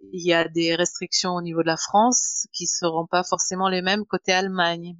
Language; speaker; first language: French; non-native, fluent; German